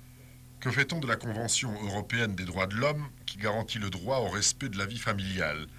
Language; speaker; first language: French; native; French